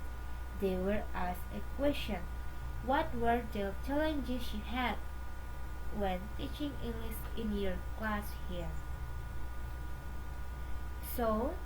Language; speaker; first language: English; non-native, learner; Indonesian